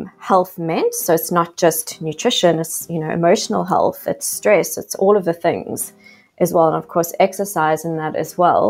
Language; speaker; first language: English; native; English